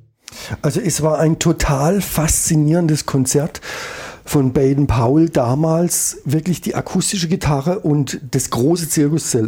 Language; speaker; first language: German; native; German